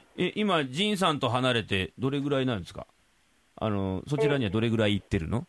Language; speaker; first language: Japanese; native; Japanese